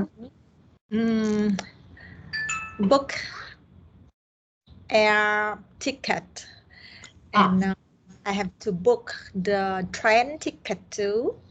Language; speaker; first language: English; non-native, learner; Vietnamese